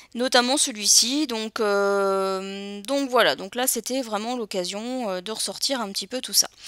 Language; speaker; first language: French; native; French